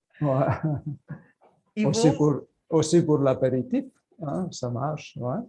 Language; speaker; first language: French; non-native, fluent; Italian